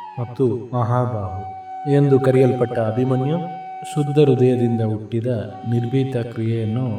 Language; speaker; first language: Kannada; native; Kannada